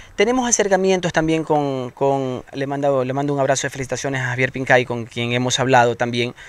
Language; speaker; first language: Spanish; native; Spanish